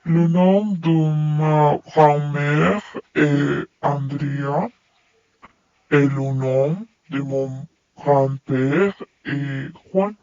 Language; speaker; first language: French; non-native, learner; Spanish